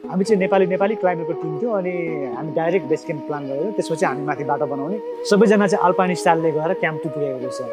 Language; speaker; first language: Nepali; non-native, local second language; Sherpa